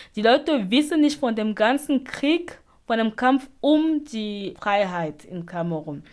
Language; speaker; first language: German; non-native, fluent; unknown